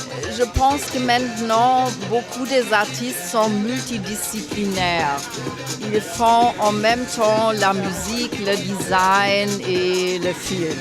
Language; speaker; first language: French; non-native, fluent; German